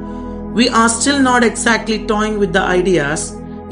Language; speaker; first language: English; non-native, local second language; Tamil